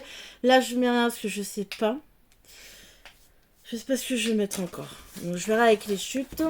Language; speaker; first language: French; native; French